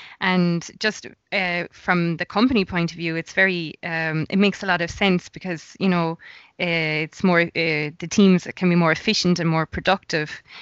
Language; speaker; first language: English; native; English